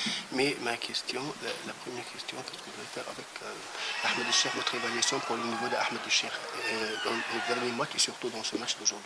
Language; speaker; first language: French; non-native, fluent; Arabic